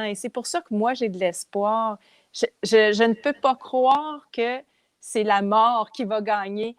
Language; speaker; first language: French; native; French